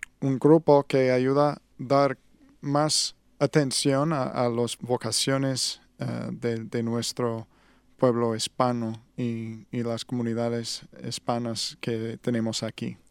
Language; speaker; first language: Spanish; non-native, learner; English